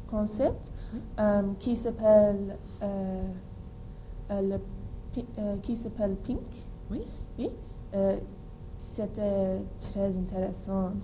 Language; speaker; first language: French; non-native, learner; English